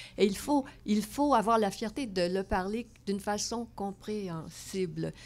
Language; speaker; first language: French; native; French